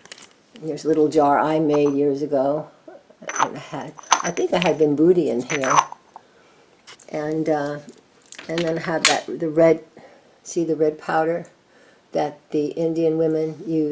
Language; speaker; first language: English; native; English